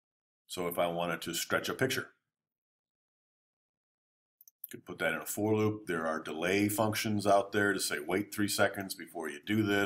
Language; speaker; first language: English; native; English